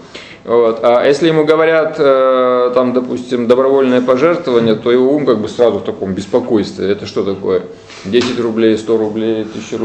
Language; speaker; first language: Russian; native; Russian